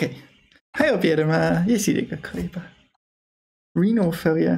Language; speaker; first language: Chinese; non-native, learner; English